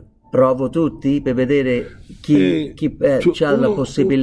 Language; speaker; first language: Italian; non-native, fluent; English